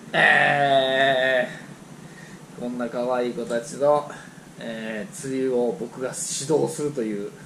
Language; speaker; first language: Japanese; native; Japanese